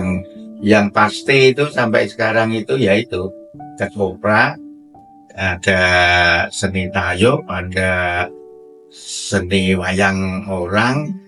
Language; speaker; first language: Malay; non-native, local second language; Javanese